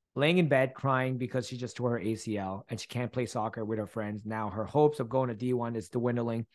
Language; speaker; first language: English; early bilingual, other home language; Thai